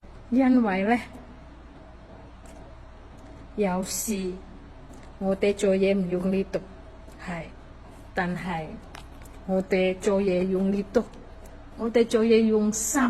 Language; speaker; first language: Cantonese; non-native, fluent; Indonesian